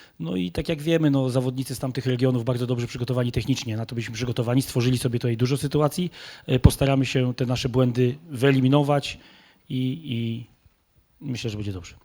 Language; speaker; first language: Polish; native; Polish